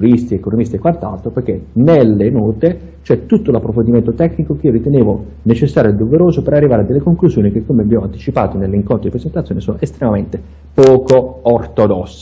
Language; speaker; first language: Italian; native; Italian